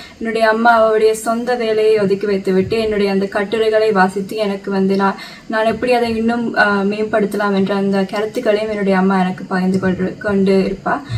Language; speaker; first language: Tamil; early bilingual, heritage; Tamil